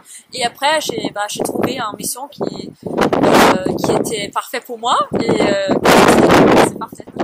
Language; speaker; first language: French; non-native, learner; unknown